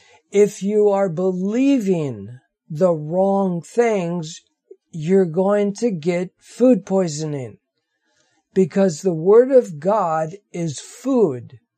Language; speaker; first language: English; native; English